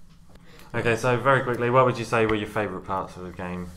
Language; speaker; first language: English; native; English